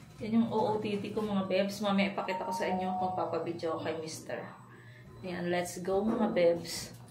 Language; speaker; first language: Filipino; native; Filipino